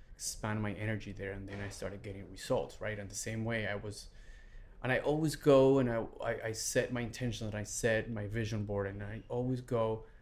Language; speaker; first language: English; non-native, fluent; Spanish